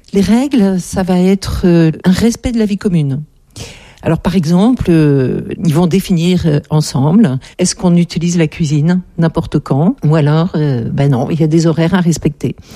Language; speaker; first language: French; native; French